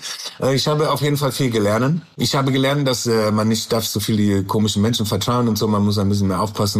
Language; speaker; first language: German; non-native, learner; English